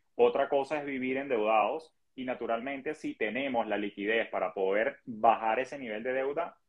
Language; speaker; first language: Spanish; native; Spanish